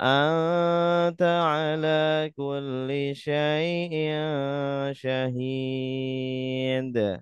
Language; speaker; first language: Arabic; non-native, fluent; Indonesian